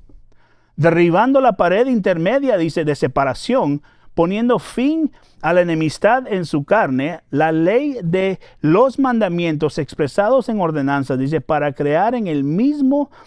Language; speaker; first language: Spanish; native; Spanish